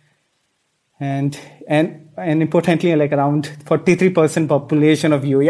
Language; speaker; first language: English; non-native, local second language; Hindi